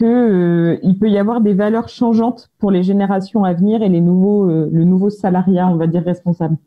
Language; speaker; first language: French; native; French